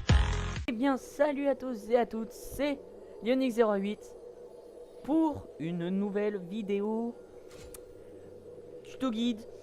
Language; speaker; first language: French; native; French